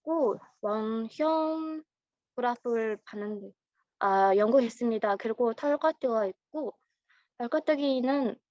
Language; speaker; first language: Korean; non-native, learner; Mongolian